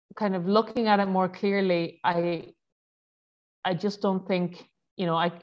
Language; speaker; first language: English; native; English